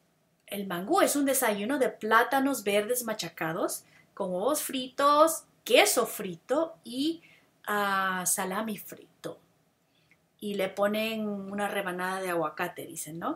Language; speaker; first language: Spanish; non-native, fluent; English